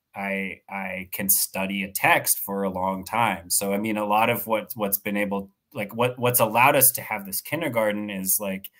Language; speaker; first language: English; native; English